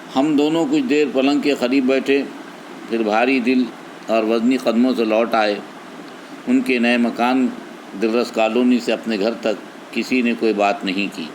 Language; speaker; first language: Urdu; native; Urdu